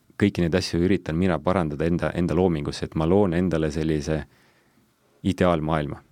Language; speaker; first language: Estonian; non-native, local second language; Russian